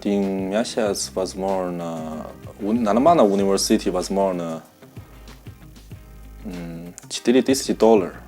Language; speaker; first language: Russian; non-native, learner; Chinese